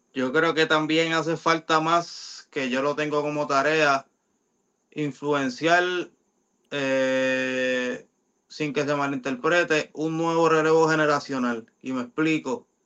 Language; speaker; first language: Spanish; native; Spanish